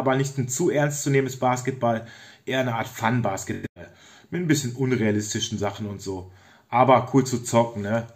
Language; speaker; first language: German; native; German